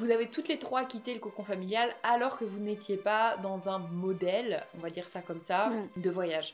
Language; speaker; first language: French; native; French